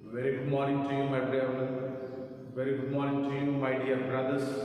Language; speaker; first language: English; non-native, local second language; Telugu